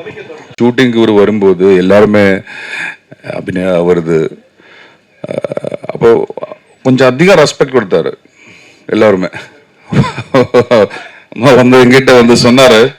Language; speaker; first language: Tamil; non-native, local second language; Malayalam